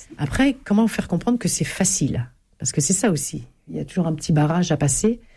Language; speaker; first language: French; native; French